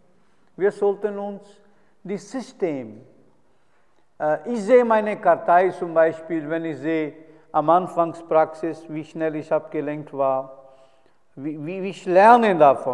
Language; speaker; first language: German; non-native, fluent; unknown